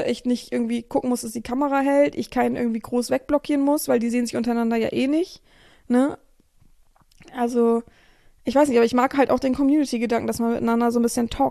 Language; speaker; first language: German; native; German